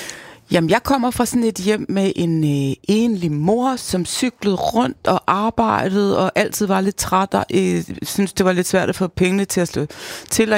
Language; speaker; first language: Danish; native; Danish